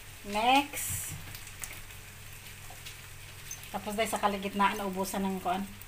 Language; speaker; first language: Filipino; non-native, local second language; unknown